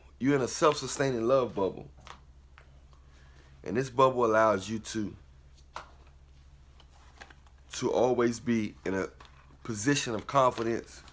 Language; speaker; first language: English; native; English